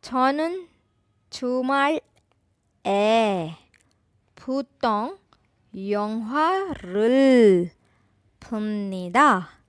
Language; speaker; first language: Korean; non-native, fluent; Urdu